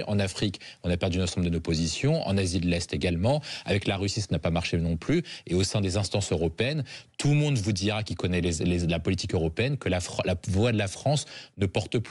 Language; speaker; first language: French; native; French